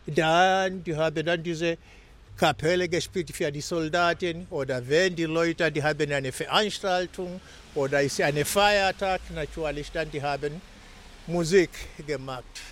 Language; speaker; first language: German; non-native, fluent; Swahili